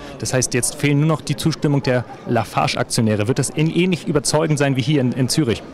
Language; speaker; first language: German; native; German